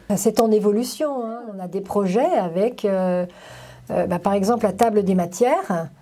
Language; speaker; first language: French; native; French